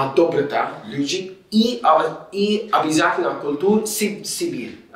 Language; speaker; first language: Russian; non-native, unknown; English